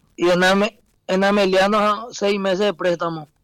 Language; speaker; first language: Spanish; native; Spanish